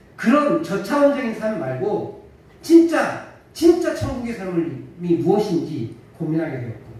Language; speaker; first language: Korean; native; Korean